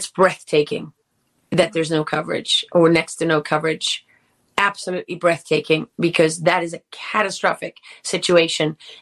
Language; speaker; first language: English; native; English